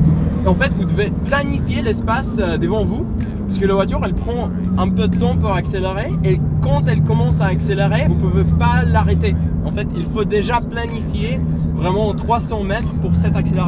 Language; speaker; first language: French; non-native, fluent; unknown